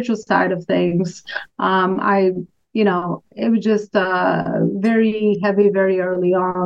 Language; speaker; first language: English; non-native, fluent; Albanian